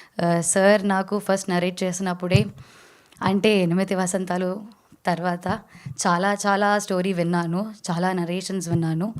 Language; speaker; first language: Telugu; non-native, learner; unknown